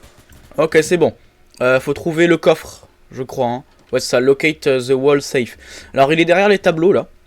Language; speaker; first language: French; native; French